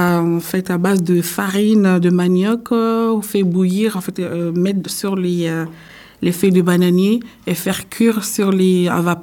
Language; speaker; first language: French; non-native, local second language; Comorian